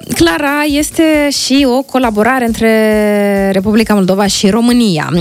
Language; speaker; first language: Romanian; native; Romanian